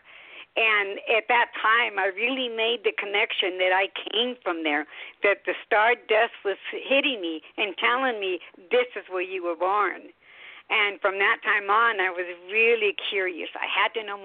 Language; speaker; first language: English; early bilingual, other home language; Spanish